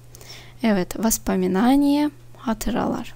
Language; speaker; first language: Turkish; non-native, fluent; Russian